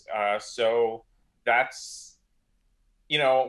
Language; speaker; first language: English; native; English